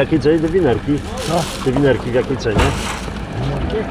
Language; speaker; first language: Polish; native; Polish